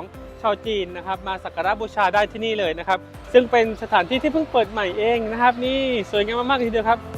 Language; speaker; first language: Thai; native; Thai